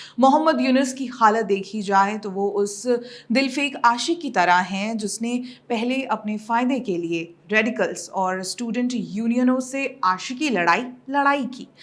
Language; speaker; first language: Hindi; native; Hindi